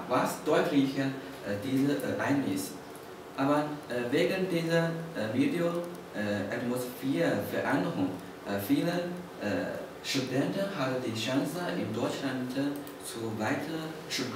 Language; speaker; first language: German; non-native, learner; Chinese